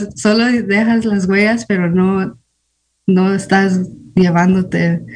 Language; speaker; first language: Spanish; early bilingual, heritage; Spanish